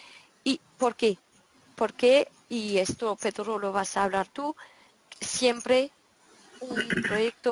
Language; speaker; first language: Spanish; non-native, fluent; French